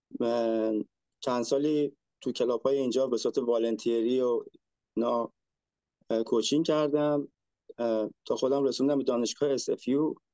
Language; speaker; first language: Persian; native; Persian